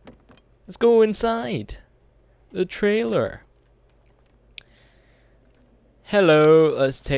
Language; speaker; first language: English; native; English